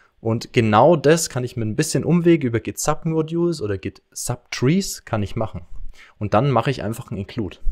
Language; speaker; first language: German; native; German